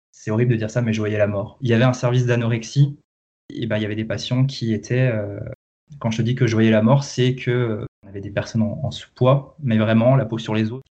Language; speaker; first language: French; native; French